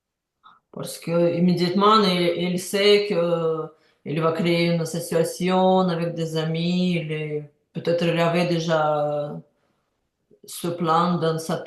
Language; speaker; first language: French; non-native, learner; Ukrainian